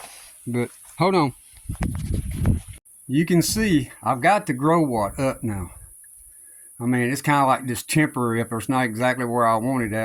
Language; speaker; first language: English; native; English